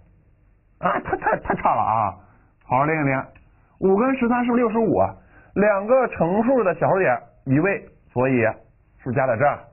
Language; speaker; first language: Chinese; native; Chinese